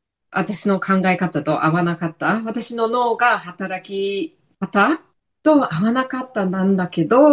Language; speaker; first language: Japanese; non-native, fluent; English